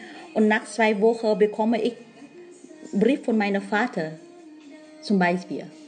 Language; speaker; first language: German; non-native, learner; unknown